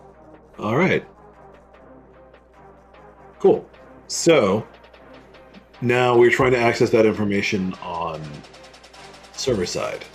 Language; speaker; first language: English; native; English